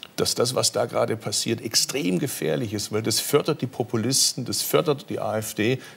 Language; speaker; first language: German; early bilingual, other home language; Turkish